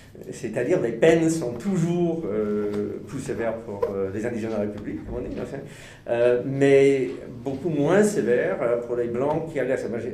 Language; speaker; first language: French; non-native, fluent; English